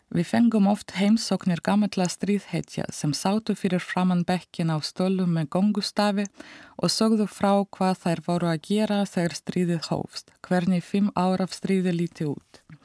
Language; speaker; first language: Icelandic; non-native, fluent; Russian